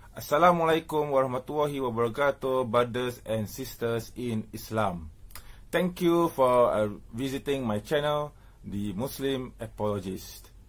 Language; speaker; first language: English; non-native, local second language; Malay